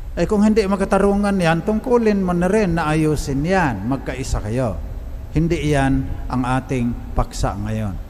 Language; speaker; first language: Filipino; non-native, local second language; Cebuano